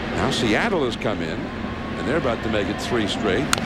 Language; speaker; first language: English; native; English